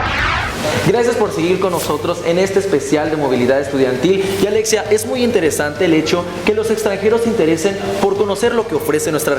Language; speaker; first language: Spanish; native; Spanish